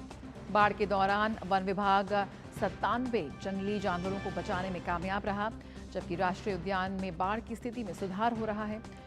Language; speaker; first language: Hindi; native; Hindi